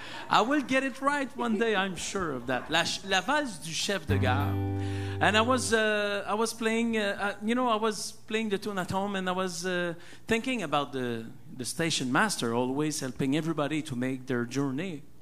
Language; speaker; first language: English; non-native, fluent; French